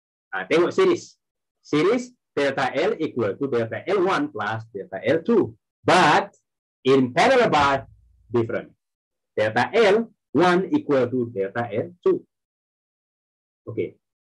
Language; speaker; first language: English; non-native, local second language; Malay